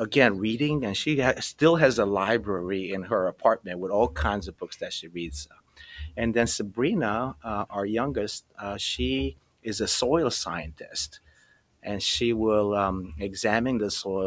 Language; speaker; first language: English; early bilingual, other home language; Romanian